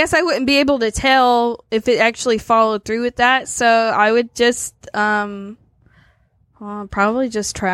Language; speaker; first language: English; native; English